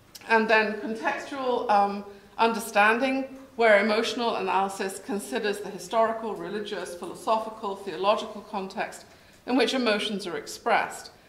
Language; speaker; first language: English; native; English